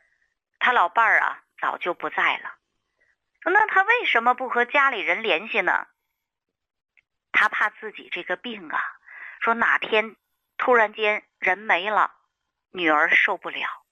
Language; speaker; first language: Chinese; native; Chinese